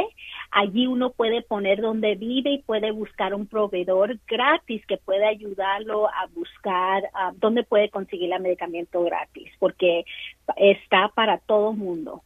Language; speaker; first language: Spanish; early bilingual, other home language; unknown